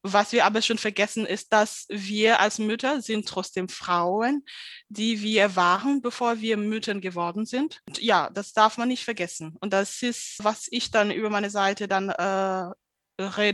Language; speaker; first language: German; non-native, fluent; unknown